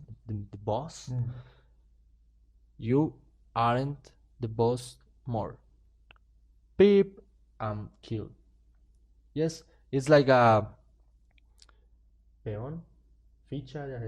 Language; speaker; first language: English; non-native, learner; Spanish